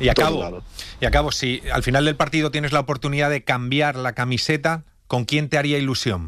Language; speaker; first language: Spanish; native; Spanish